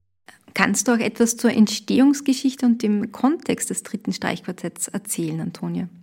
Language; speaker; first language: German; native; German